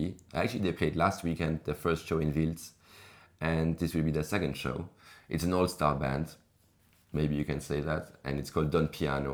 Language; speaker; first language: English; non-native, fluent; French